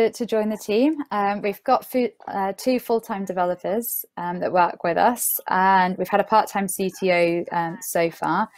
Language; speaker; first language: English; native; English